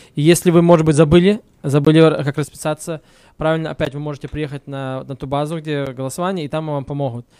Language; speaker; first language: Russian; early bilingual, heritage; Russian